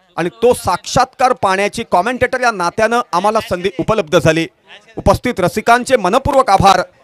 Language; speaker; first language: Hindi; non-native, local second language; Marathi